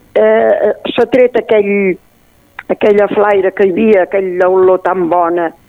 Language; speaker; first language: Catalan; native; Catalan